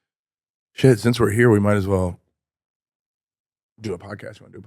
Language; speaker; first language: English; native; English